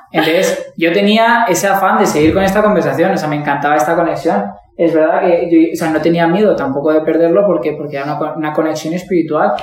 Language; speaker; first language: Spanish; native; Spanish